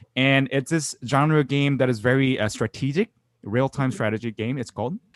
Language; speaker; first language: English; non-native, fluent; Korean